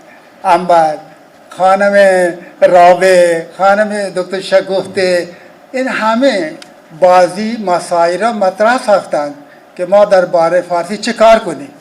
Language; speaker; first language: Persian; non-native, fluent; Urdu